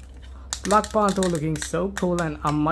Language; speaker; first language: English; non-native, learner; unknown